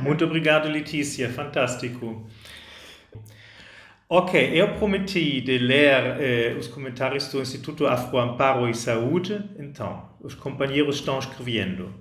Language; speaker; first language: Portuguese; non-native, fluent; German